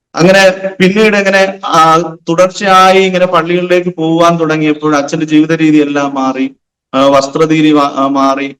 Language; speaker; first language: Malayalam; non-native, local second language; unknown